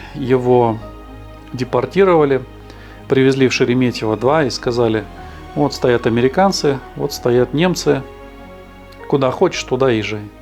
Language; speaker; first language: Russian; native; Russian